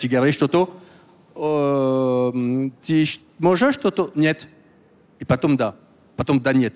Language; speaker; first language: Russian; non-native, learner; French